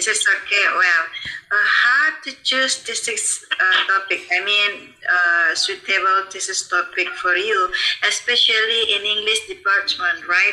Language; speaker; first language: English; non-native, fluent; Indonesian